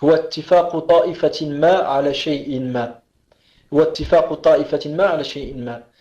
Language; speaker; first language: Arabic; non-native, fluent; French